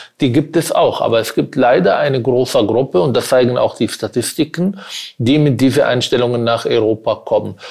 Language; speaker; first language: German; non-native, fluent; Arabic